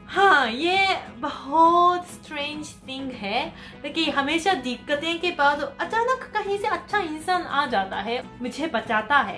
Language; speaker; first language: Hindi; non-native, fluent; Japanese